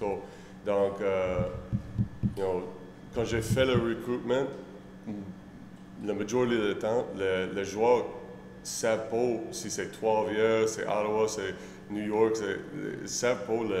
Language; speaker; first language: French; non-native, learner; English